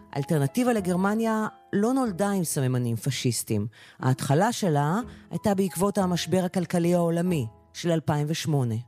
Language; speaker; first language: Hebrew; native; Hebrew